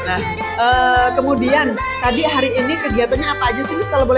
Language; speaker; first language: Indonesian; native; Indonesian